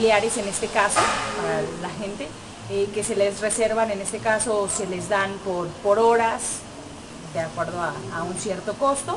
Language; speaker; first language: Spanish; native; Spanish